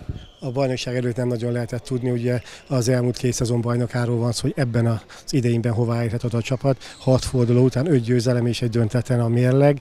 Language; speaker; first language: Hungarian; native; Hungarian